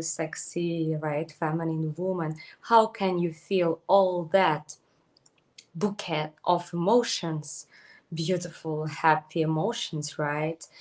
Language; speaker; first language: English; non-native, fluent; Ukrainian